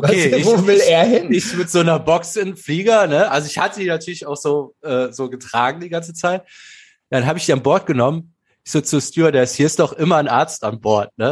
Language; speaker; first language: German; native; German